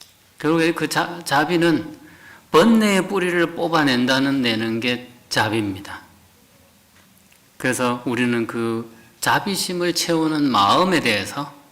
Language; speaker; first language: Korean; native; Korean